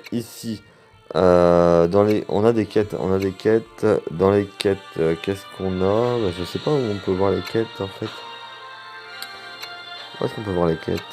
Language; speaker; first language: French; native; French